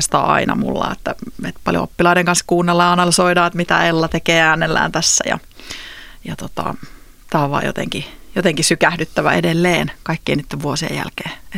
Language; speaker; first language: Finnish; native; Finnish